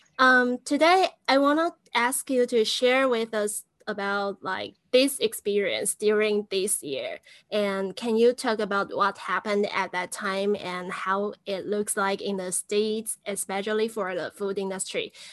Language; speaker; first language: English; non-native, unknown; Chinese